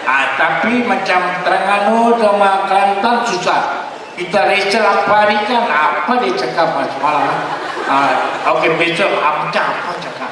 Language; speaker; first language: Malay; non-native, local second language; Tamil